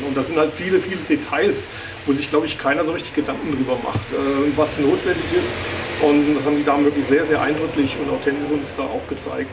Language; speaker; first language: German; native; German